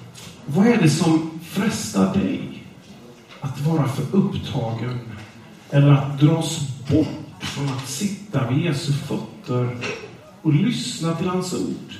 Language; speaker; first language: Swedish; non-native, fluent; English